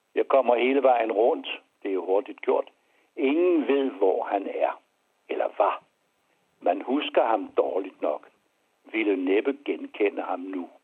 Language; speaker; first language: Danish; early bilingual, other home language; French